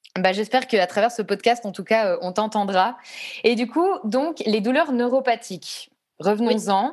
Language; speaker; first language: French; native; French